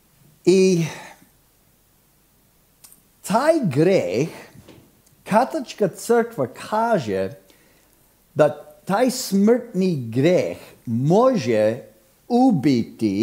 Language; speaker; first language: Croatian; non-native, fluent; English